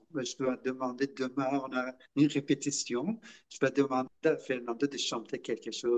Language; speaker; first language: French; non-native, fluent; Persian